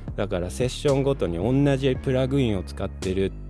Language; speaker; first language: Japanese; early bilingual, other home language; Spanish